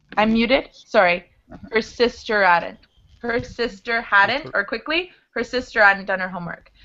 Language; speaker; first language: English; native; English